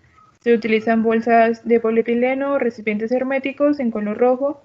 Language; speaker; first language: Spanish; native; Spanish